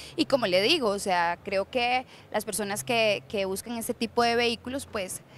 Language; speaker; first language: Spanish; native; Spanish